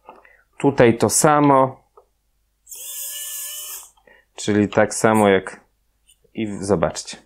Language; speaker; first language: Polish; native; Polish